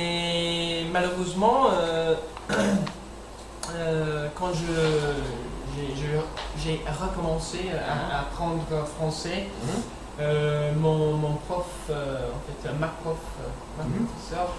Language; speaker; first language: French; non-native, learner; English